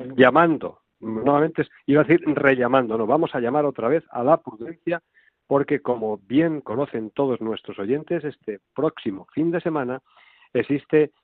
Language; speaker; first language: Spanish; non-native, fluent; Filipino